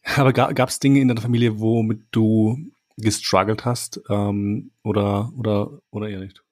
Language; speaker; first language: German; early bilingual, other home language; Albanian